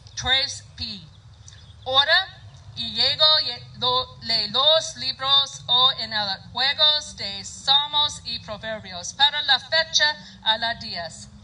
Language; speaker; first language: Spanish; non-native, learner; English